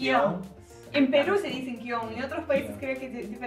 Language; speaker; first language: Spanish; non-native, learner; Russian